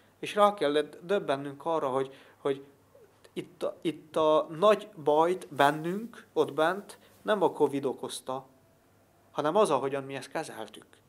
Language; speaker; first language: Hungarian; native; Hungarian